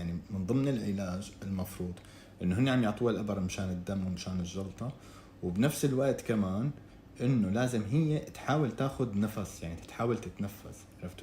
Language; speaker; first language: Arabic; native; Arabic